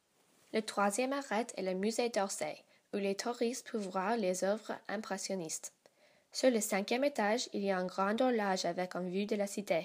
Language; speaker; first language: French; non-native, learner; English